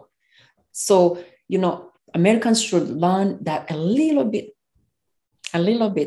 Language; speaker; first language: English; non-native, local second language; Kinyarwanda